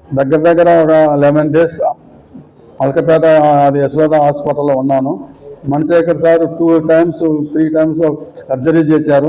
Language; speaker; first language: Telugu; native; Telugu